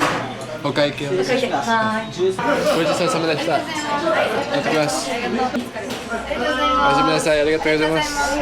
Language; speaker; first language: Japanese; non-native, learner; English